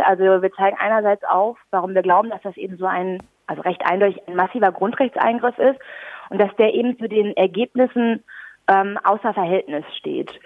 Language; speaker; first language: German; native; German